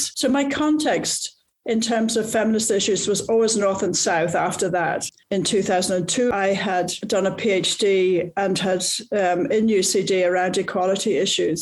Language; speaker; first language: English; native; English